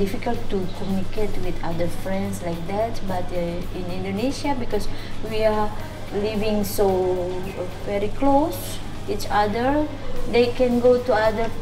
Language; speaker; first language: English; non-native, learner; Indonesian